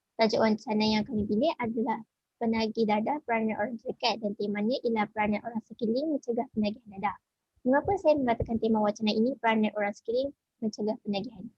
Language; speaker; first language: Malay; native; Malay